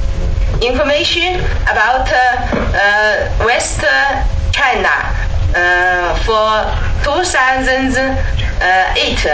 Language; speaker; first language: English; non-native, learner; Chinese